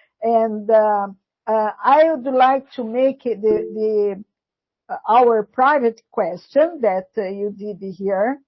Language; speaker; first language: English; non-native, learner; Portuguese